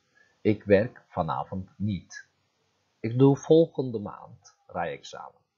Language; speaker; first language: Dutch; non-native, fluent; Turkish